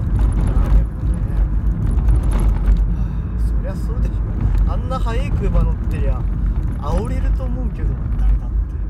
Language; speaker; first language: Japanese; native; Japanese